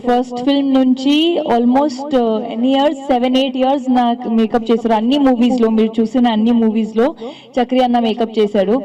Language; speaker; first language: Telugu; non-native, local second language; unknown